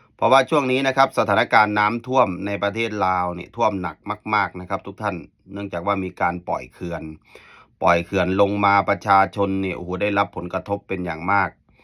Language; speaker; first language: Thai; native; Thai